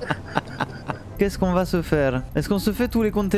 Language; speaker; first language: French; native; French